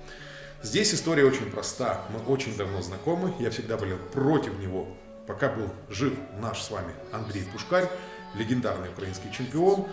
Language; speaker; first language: Russian; native; Russian